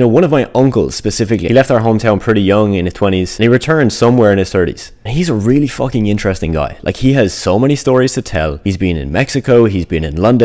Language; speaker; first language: English; native; English